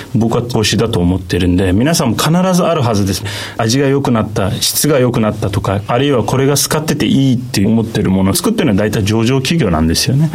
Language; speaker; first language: Japanese; non-native, fluent; Turkish